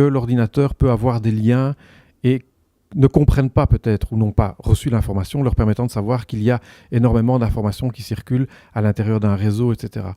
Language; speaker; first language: French; native; French